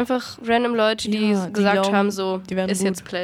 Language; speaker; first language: German; native; German